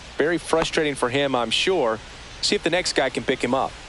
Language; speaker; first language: English; native; English